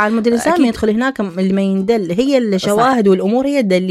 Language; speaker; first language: Arabic; native; Arabic